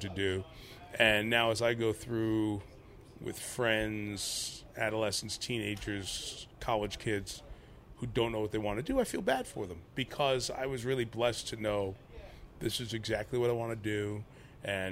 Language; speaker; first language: English; native; English